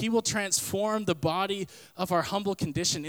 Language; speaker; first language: English; native; English